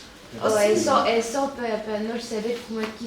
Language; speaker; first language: Portuguese; early bilingual, heritage; Portuguese